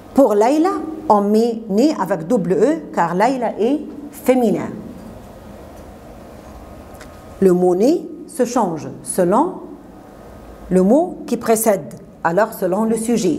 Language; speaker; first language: French; non-native, fluent; Arabic